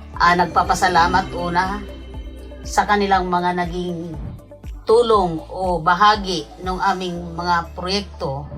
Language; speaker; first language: Filipino; non-native, local second language; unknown